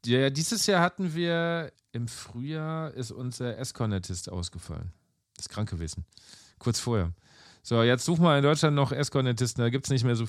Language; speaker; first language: German; native; German